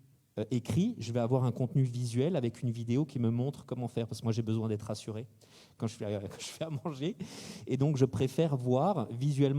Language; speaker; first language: French; native; French